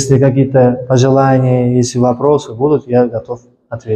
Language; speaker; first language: Russian; non-native, local second language; Uzbek